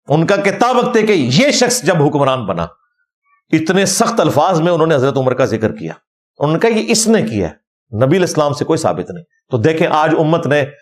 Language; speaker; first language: Urdu; non-native, local second language; Punjabi